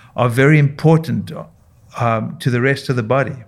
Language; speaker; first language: English; native; English